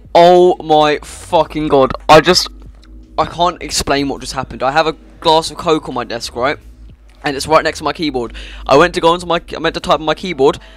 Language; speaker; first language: English; native; English